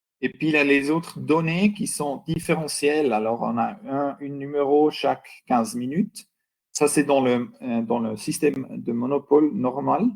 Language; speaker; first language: French; non-native, local second language; German